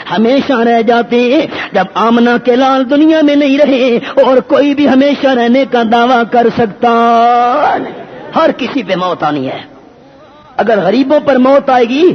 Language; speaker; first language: Urdu; non-native, local second language; Pashto